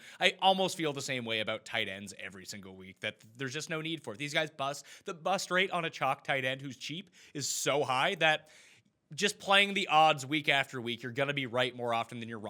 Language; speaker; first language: English; native; English